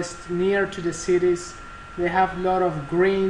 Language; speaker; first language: English; non-native, fluent; Spanish